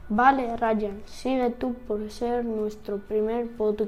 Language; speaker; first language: Spanish; early bilingual, other home language; Turkish